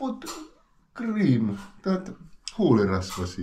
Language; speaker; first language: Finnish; native; Finnish